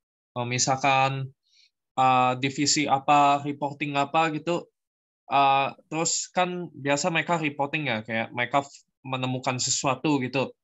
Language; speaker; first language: Indonesian; native; Indonesian